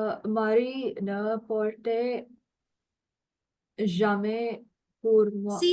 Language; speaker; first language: French; non-native, learner; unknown